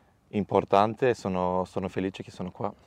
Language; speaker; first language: Italian; non-native, fluent; Macedonian